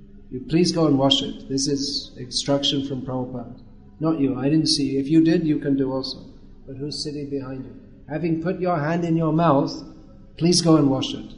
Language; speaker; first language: English; native; English